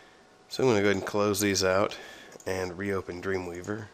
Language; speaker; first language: English; native; English